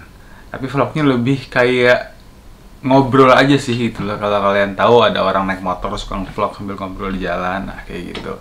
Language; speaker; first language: Indonesian; native; Indonesian